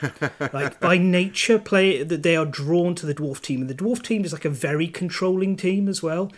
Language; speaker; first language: English; non-native, local second language; Welsh